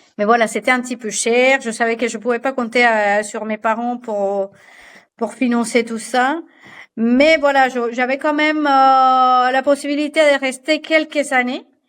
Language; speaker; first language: French; non-native, fluent; Spanish